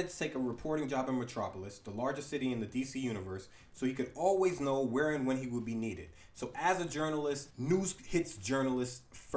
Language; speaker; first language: English; native; English